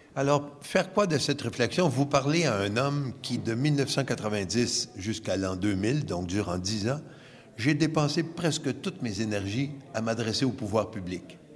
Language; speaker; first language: French; native; French